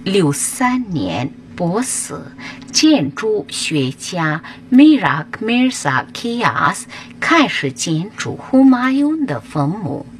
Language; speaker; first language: Chinese; non-native, fluent; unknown